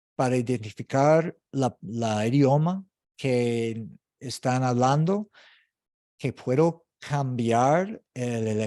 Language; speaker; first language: Spanish; non-native, learner; English